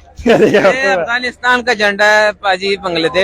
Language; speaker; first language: Hindi; non-native, local second language; Pashto